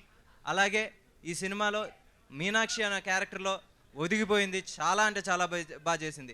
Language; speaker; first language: Telugu; native; Telugu